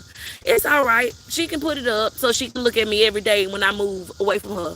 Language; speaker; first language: English; native; English